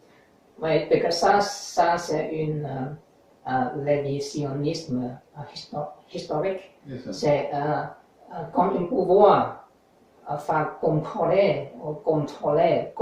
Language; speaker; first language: French; non-native, learner; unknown